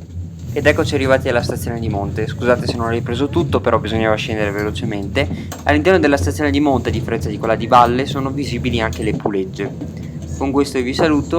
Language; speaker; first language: Italian; native; Italian